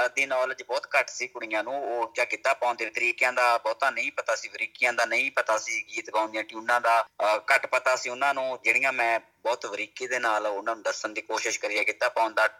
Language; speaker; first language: Punjabi; native; Punjabi